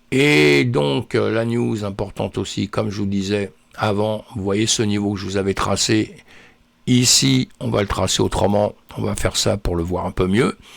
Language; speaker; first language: French; native; French